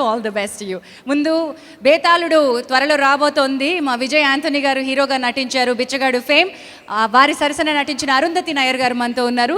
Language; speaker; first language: Telugu; native; Telugu